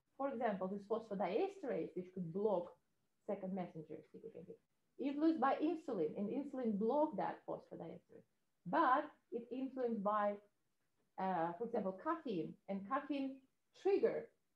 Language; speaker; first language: English; non-native, fluent; Russian